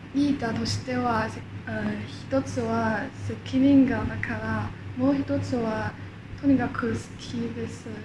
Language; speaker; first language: Japanese; non-native, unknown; Chinese